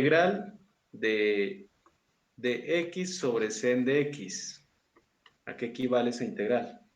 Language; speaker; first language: Spanish; native; Spanish